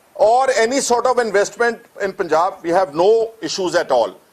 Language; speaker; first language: English; non-native, local second language; Punjabi